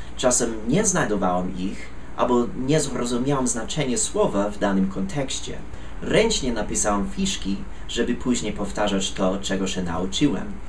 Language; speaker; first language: Polish; non-native, fluent; English